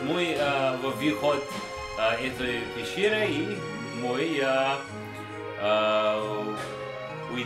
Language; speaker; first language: Russian; non-native, learner; English